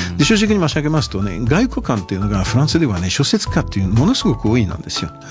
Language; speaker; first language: Japanese; non-native, fluent; French